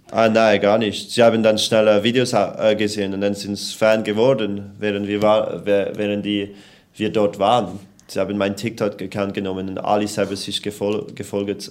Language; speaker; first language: German; non-native, local second language; French